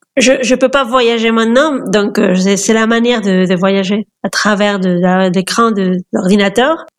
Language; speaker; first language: French; non-native, fluent; Spanish